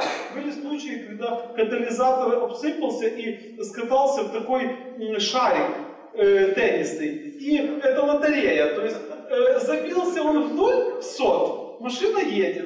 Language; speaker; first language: Russian; native; Russian